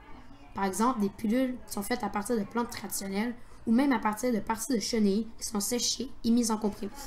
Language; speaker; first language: French; native; French